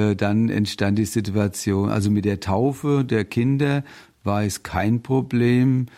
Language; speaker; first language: German; native; German